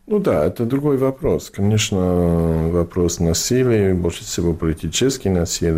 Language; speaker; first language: Russian; non-native, learner; English